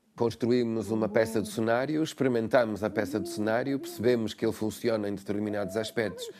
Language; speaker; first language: Portuguese; non-native, fluent; English